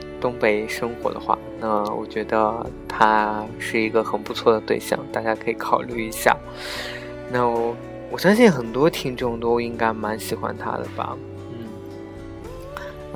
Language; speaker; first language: Chinese; native; Chinese